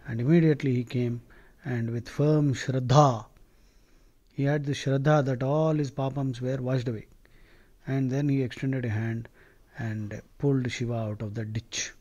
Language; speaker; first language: English; non-native, local second language; Telugu